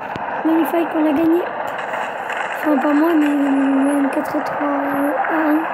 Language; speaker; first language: French; native; French